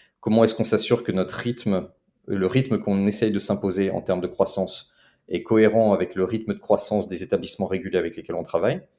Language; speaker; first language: French; native; French